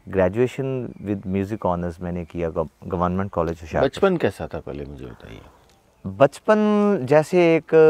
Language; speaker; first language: Hindi; native; Hindi